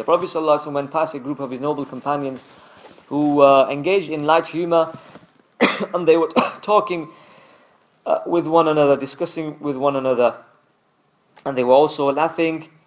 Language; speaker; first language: English; early bilingual, other home language; Urdu